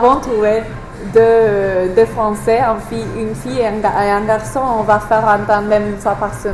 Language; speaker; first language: French; non-native, fluent; English